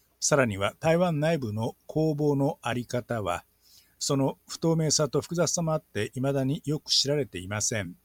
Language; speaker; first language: Japanese; native; Japanese